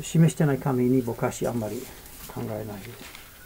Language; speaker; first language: Japanese; non-native, fluent; English